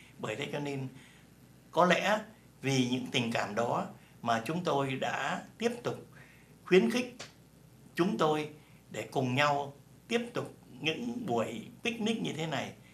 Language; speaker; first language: Vietnamese; native; Vietnamese